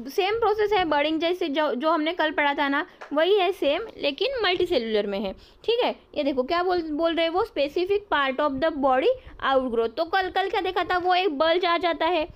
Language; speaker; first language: Hindi; non-native, local second language; Marathi